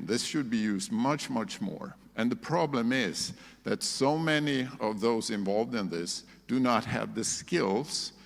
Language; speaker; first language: English; non-native, fluent; Swedish